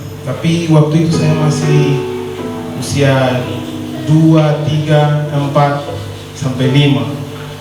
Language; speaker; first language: Indonesian; non-native, learner; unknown